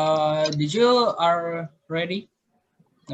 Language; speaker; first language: English; non-native, learner; Indonesian